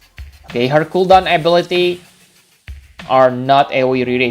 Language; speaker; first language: English; non-native, fluent; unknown